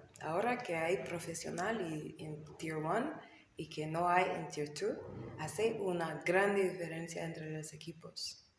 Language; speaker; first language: Spanish; non-native, learner; English